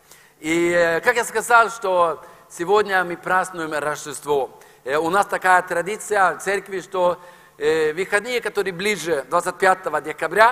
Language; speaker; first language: Russian; non-native, fluent; Norwegian